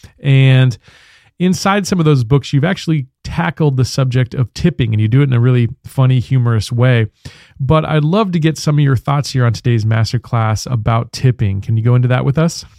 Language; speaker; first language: English; native; English